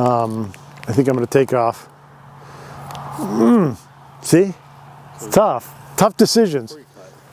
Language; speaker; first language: English; native; English